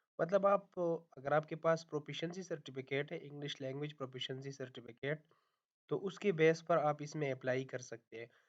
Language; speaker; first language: Hindi; non-native, local second language; Punjabi